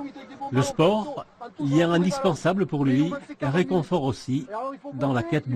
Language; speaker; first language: French; native; French